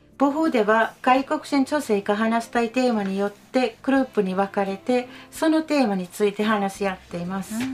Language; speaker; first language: Japanese; non-native, fluent; Finnish